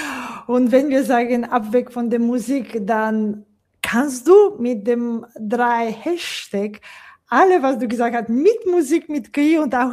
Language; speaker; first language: German; non-native, fluent; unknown